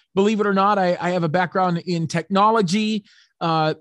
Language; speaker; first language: English; early bilingual, other home language; Arabic